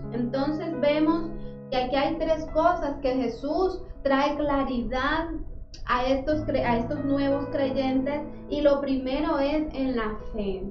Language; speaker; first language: Spanish; native; Spanish